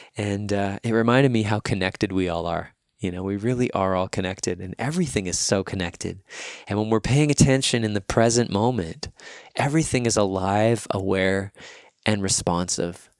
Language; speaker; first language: English; native; English